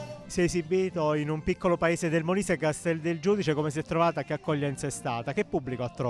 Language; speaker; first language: Italian; native; Italian